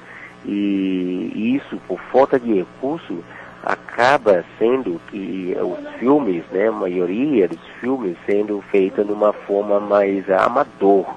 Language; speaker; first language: Portuguese; non-native, fluent; Yoruba